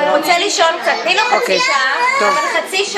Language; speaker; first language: Hebrew; native; Hebrew